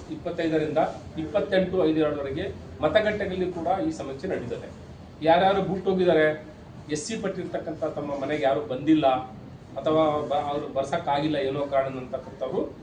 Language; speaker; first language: Kannada; native; Kannada